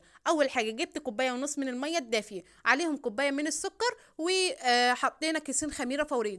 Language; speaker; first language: Arabic; native; Arabic